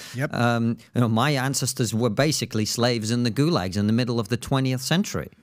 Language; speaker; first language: English; non-native, fluent; Russian